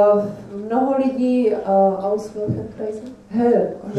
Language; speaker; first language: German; non-native, fluent; Czech